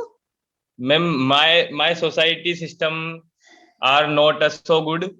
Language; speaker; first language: English; non-native, learner; Hindi